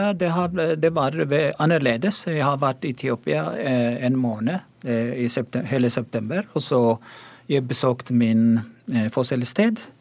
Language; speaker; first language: Norwegian; non-native, learner; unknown